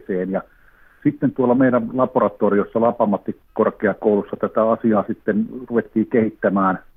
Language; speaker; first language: Finnish; native; Finnish